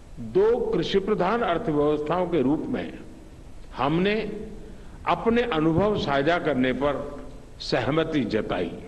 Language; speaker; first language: Hindi; non-native, local second language; Gujarati